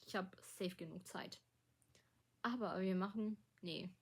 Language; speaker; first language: German; non-native, local second language; English